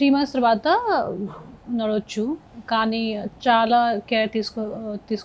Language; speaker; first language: Telugu; non-native, fluent; Hindi